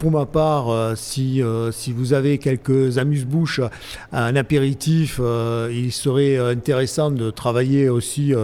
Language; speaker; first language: French; native; French